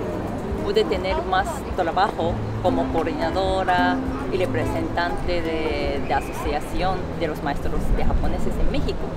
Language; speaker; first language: Spanish; non-native, fluent; Japanese